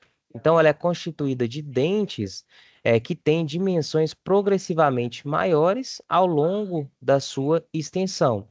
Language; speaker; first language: Portuguese; native; Portuguese